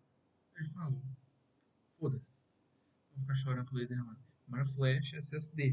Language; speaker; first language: Portuguese; native; Portuguese